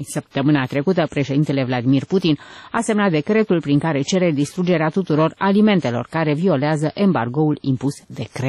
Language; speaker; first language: Romanian; native; Romanian